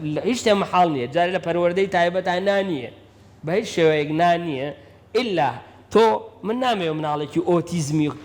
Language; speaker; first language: Central Kurdish; native; Central Kurdish